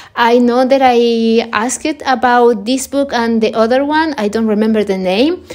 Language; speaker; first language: English; non-native, learner; Spanish